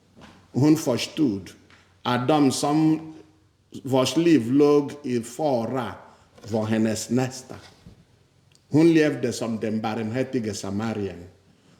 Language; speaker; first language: Swedish; non-native, fluent; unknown